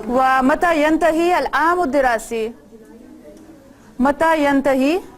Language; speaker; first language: Arabic; non-native, fluent; Urdu